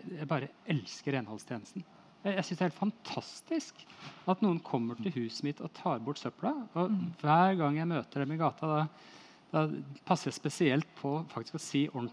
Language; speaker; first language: Norwegian; native; Norwegian